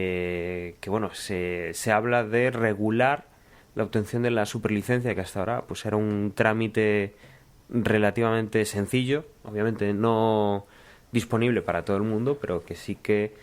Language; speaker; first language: Spanish; native; Spanish